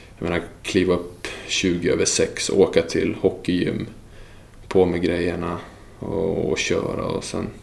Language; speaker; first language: Swedish; early bilingual, other home language; Serbian